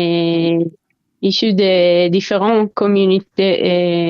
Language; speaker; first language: French; non-native, learner; Hebrew